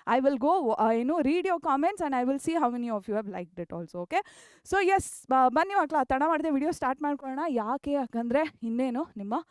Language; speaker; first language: Kannada; non-native, local second language; Tulu